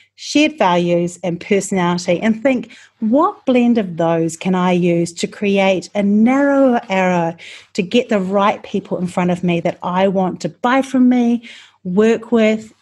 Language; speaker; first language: English; native; English